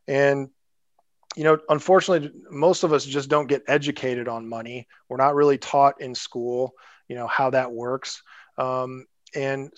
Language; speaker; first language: English; native; English